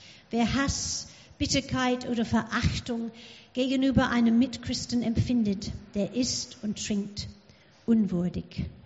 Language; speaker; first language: German; non-native, fluent; English